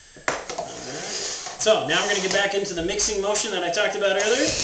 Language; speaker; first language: English; native; English